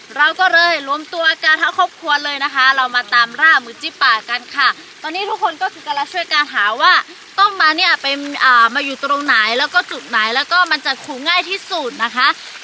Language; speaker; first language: Thai; non-native, local second language; Lahu